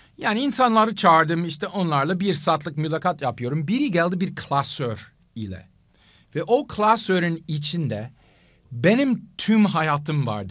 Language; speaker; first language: Turkish; non-native, fluent; English